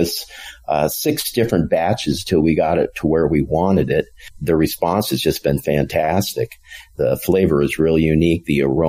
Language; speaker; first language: English; native; English